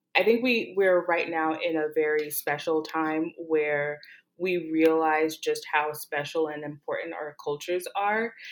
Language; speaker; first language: English; early bilingual, other home language; Haitian Creole